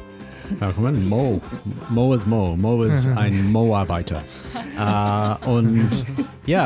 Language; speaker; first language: German; non-native, learner; English